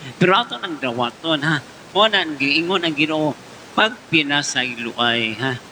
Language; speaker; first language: Cebuano; native; Cebuano